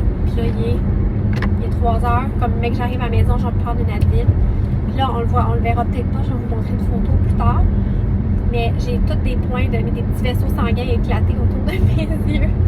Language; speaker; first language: French; native; French